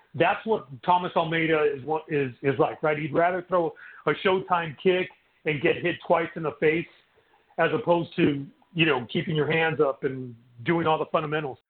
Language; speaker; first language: English; native; English